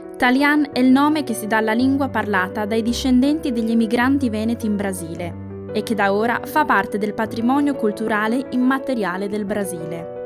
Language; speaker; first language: Italian; native; Italian